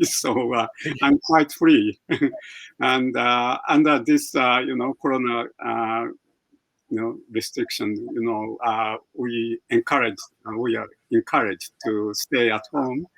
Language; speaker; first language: English; non-native, fluent; Japanese